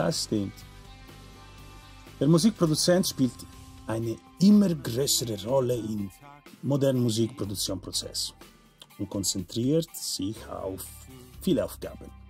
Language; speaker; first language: German; non-native, learner; Italian